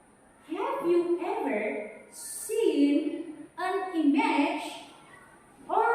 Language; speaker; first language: English; non-native, learner; Indonesian